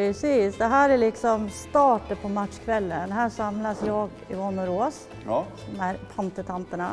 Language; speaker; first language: Swedish; native; Swedish